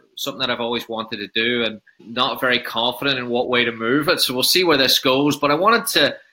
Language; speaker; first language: English; native; English